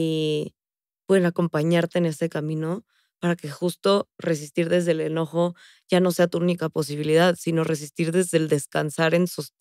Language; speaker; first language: Spanish; native; Spanish